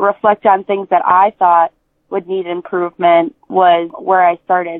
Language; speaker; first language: English; native; English